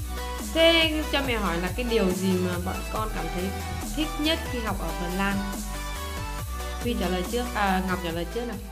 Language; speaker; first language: Vietnamese; native; Vietnamese